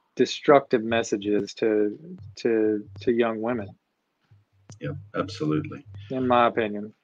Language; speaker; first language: English; native; English